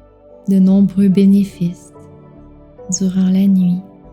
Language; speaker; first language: French; native; French